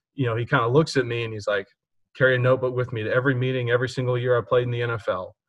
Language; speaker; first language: English; native; English